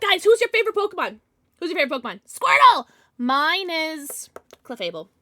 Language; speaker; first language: English; native; English